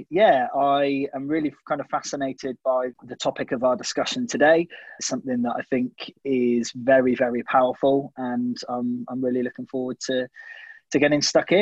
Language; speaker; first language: English; native; English